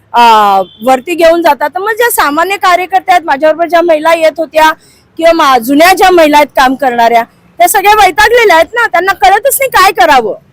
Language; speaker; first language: Marathi; non-native, local second language; Hindi